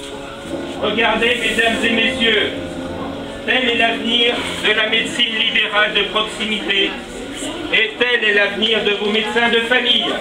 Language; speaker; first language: French; native; French